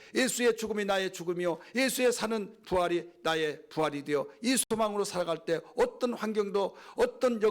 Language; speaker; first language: Korean; native; Korean